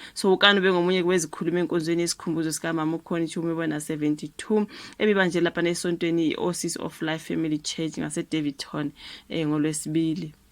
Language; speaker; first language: Zulu; native; Zulu